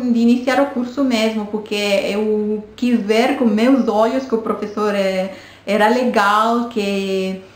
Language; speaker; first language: Portuguese; non-native, fluent; Romanian